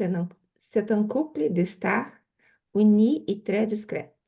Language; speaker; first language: French; non-native, learner; Portuguese